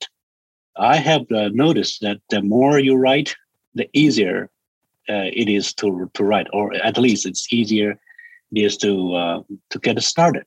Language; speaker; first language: English; non-native, fluent; Chinese